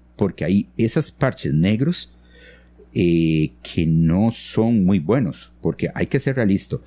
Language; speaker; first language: Spanish; native; Spanish